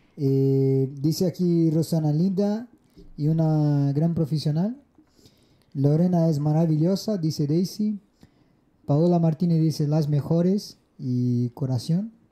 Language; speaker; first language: Spanish; non-native, fluent; Portuguese